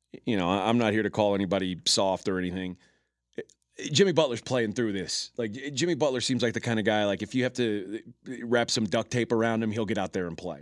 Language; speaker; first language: English; native; English